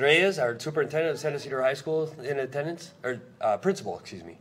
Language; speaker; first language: English; native; English